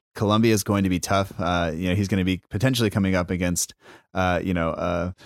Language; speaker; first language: English; native; English